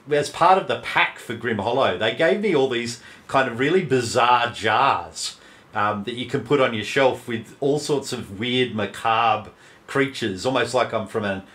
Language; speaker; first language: English; native; English